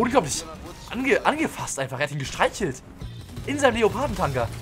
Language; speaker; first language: German; native; German